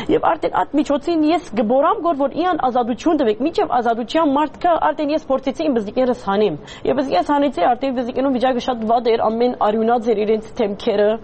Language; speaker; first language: Armenian; early bilingual, heritage; Armenian